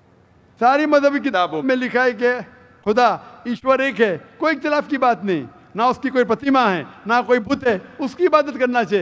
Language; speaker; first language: Hindi; native; Hindi